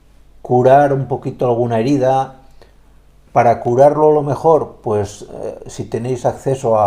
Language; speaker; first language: Spanish; native; Spanish